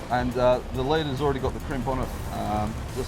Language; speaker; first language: English; native; English